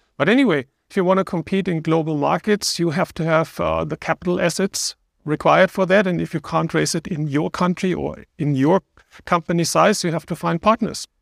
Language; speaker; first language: English; non-native, fluent; German